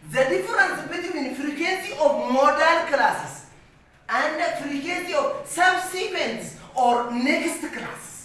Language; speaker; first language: English; non-native, local second language; Amharic